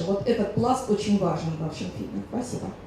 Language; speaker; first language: Russian; native; Russian